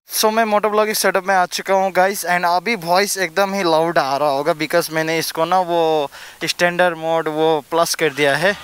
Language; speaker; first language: Hindi; non-native, local second language; Nepali